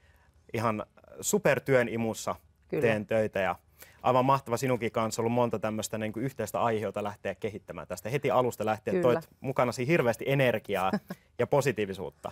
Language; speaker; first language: Finnish; native; Finnish